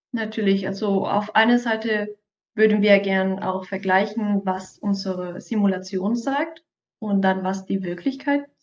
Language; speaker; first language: German; non-native, fluent; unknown